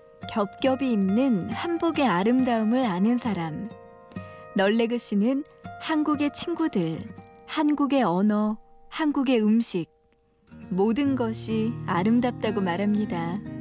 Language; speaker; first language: Korean; native; Korean